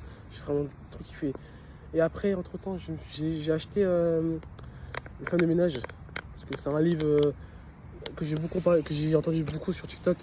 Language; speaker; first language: French; native; French